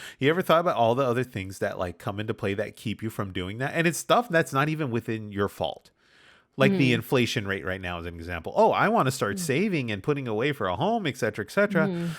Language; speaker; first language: English; native; English